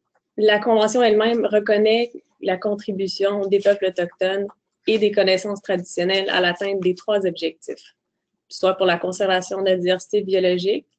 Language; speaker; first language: French; native; French